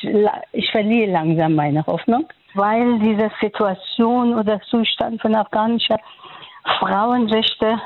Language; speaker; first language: German; non-native, fluent; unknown